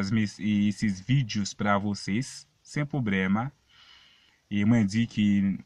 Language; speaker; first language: Portuguese; non-native, fluent; Haitian Creole